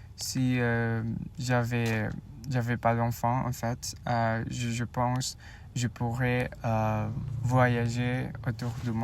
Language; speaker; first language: French; non-native, learner; Indonesian